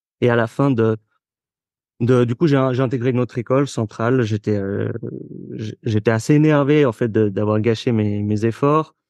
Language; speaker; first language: French; native; French